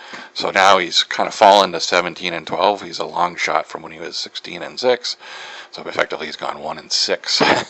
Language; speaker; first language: English; native; English